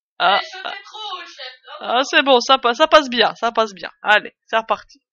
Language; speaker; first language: French; native; French